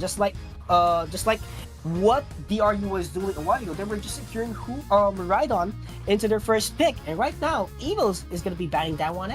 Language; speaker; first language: English; non-native, local second language; Filipino